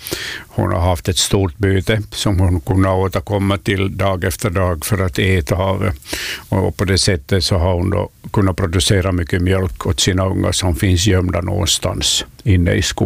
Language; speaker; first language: Swedish; native; Swedish